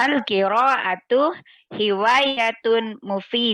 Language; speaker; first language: Arabic; non-native, learner; Indonesian